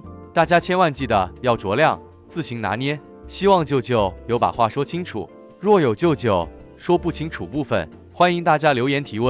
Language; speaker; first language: Chinese; native; Chinese